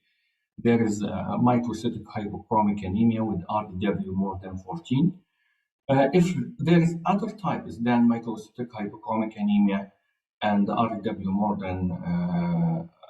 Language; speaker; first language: English; non-native, fluent; Arabic